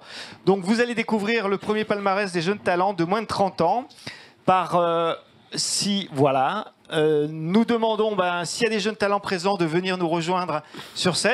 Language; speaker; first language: French; native; French